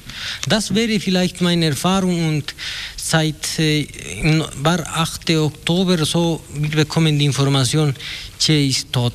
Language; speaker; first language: German; non-native, learner; Spanish